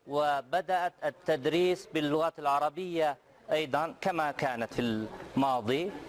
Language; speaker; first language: Arabic; non-native, fluent; Turkish